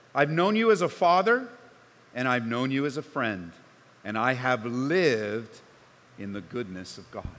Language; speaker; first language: English; native; English